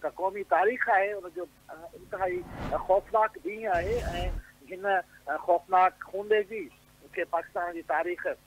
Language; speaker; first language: Urdu; non-native, local second language; Sindhi